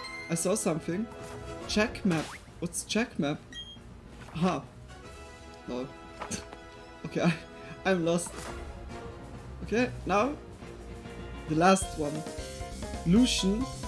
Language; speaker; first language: English; non-native, fluent; Swiss German